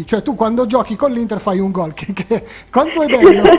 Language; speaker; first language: Italian; native; Italian